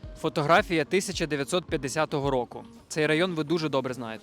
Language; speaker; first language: Ukrainian; native; Ukrainian